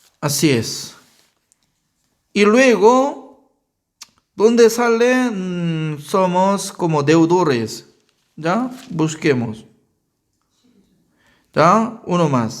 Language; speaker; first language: Spanish; non-native, learner; Korean